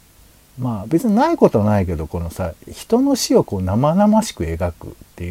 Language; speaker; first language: Japanese; native; Japanese